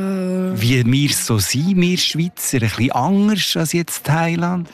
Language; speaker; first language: German; native; German